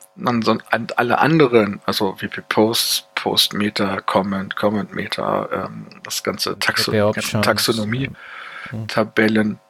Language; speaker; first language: German; native; German